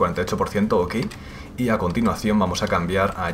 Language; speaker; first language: Spanish; native; Spanish